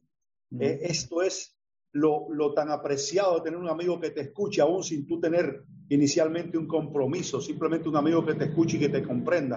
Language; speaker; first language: Spanish; native; Spanish